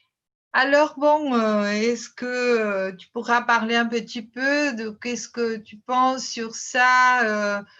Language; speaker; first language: French; non-native, fluent; Portuguese